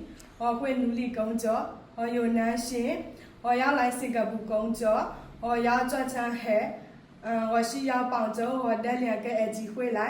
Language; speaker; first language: Chinese; non-native, learner; Burmese